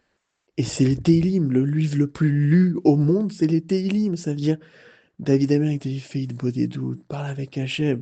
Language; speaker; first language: French; native; French